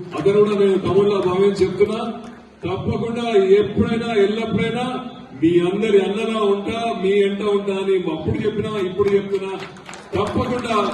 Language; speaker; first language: Telugu; native; Telugu